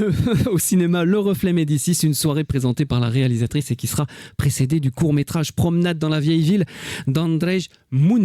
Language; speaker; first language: French; native; French